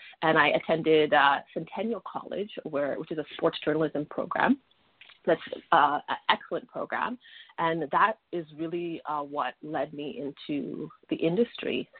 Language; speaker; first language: English; native; English